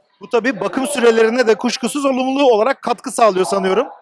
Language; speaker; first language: Turkish; native; Turkish